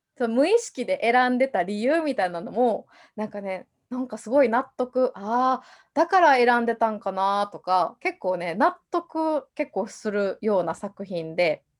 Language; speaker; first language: Japanese; native; Japanese